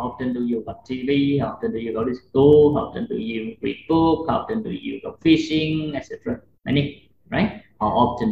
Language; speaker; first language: English; non-native, fluent; Vietnamese